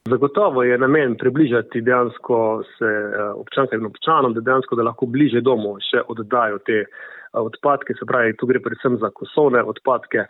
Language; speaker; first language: Slovenian; native; Slovenian